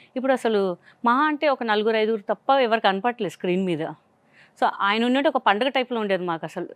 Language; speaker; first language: Telugu; non-native, local second language; Hindi